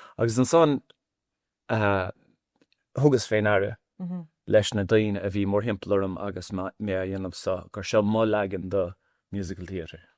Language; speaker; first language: Irish; non-native, local second language; English